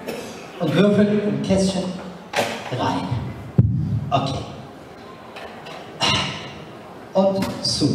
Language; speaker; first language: German; non-native, learner; Turkish